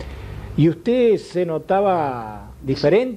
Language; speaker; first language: Spanish; native; Spanish